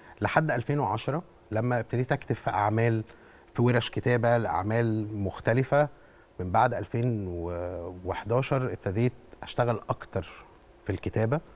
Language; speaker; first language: Arabic; native; Arabic